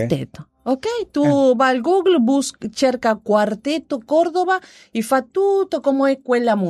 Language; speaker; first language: Italian; non-native, learner; Spanish